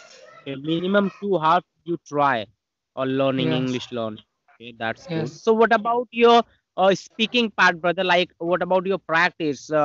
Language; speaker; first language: English; non-native, learner; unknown